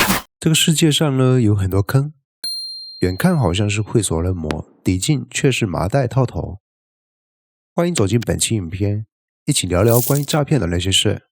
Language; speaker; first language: Chinese; native; Chinese